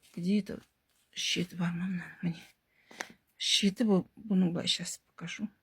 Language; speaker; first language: Russian; non-native, local second language; Kazakh